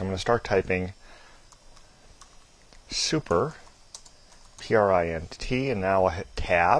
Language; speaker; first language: English; native; English